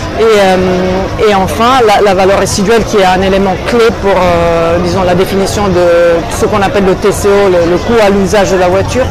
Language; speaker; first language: French; non-native, fluent; Italian